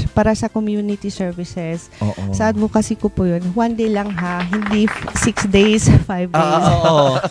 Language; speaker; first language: Filipino; native; Filipino